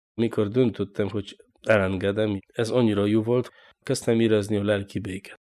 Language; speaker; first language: Hungarian; non-native, learner; Polish